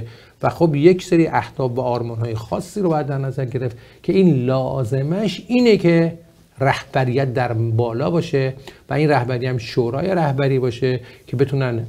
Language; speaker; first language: Persian; native; Persian